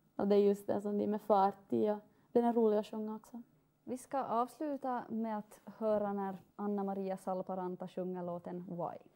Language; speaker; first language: Swedish; native; Swedish